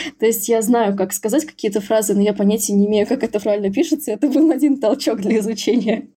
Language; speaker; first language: Russian; native; Russian